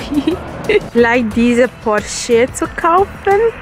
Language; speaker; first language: German; non-native, fluent; Bosnian